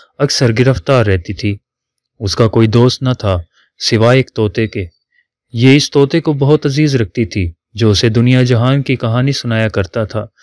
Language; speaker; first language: Urdu; native; Urdu